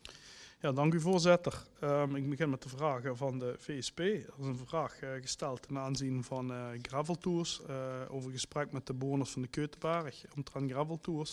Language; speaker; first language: Dutch; native; Dutch